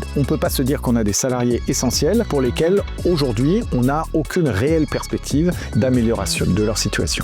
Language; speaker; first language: French; native; French